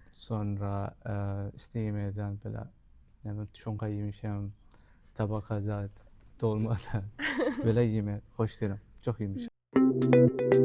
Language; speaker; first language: Azerbaijani; non-native, learner; Urdu